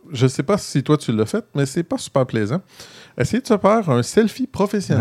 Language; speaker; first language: French; native; French